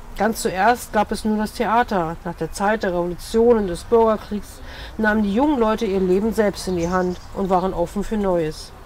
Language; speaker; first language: German; native; German